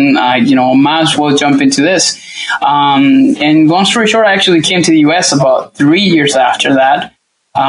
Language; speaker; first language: English; non-native, fluent; Spanish